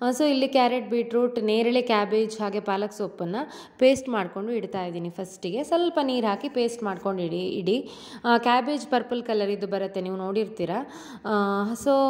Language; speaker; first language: Kannada; native; Kannada